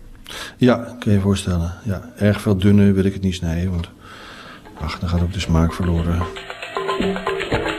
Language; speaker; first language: Dutch; native; Dutch